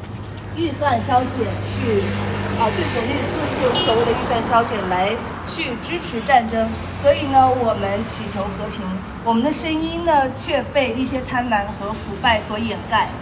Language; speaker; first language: Chinese; early bilingual, other home language; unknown